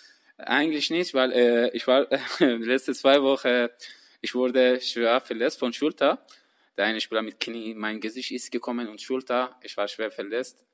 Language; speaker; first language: German; non-native, learner; Persian